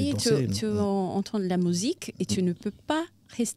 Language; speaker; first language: French; non-native, fluent; Portuguese